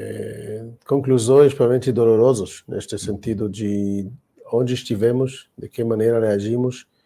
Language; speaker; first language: Portuguese; non-native, fluent; Hebrew